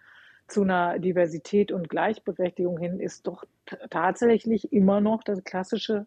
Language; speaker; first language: German; native; German